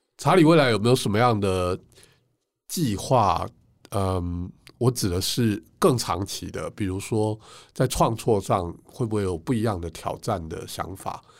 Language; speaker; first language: Chinese; native; Chinese